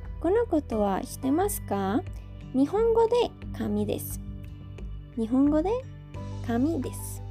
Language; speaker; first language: Japanese; non-native, learner; Spanish